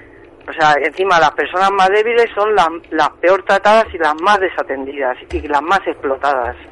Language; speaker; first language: Spanish; native; Spanish